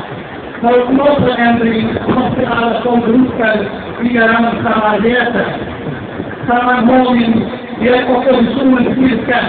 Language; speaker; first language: Swedish; non-native, fluent; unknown